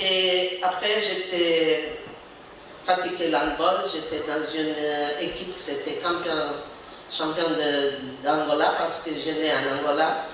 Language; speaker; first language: French; non-native, learner; Portuguese